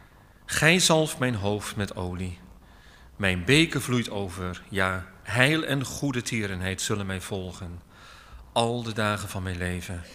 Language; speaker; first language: Dutch; native; Dutch